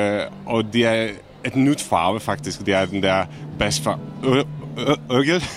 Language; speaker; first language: Danish; non-native, fluent; Czech